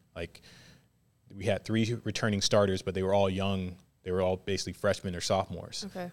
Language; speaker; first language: English; native; English